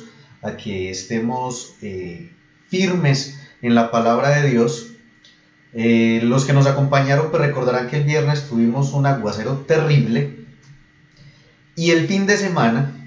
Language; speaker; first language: Spanish; native; Spanish